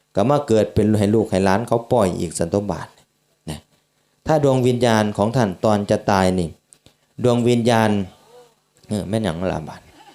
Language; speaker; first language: Thai; native; Thai